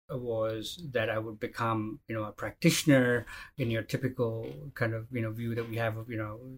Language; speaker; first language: English; non-native, fluent; Arabic